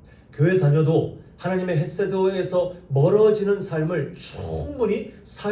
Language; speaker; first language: Korean; native; Korean